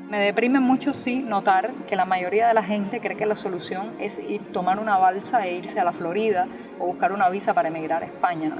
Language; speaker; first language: Spanish; native; Spanish